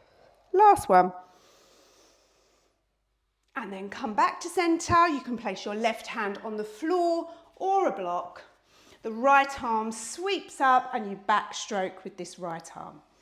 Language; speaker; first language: English; native; English